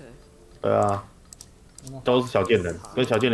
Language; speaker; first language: Chinese; native; Chinese